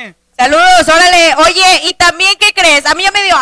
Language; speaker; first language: Spanish; native; Spanish